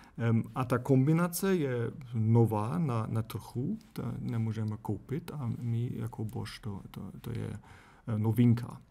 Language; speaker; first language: Czech; non-native, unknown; German